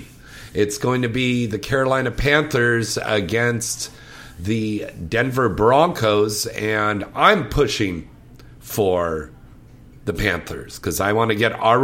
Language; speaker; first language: English; native; English